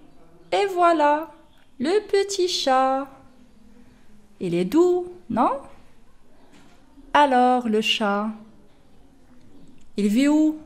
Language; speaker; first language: French; non-native, local second language; Arabic